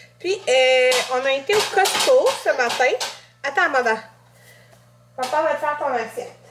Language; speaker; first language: French; native; French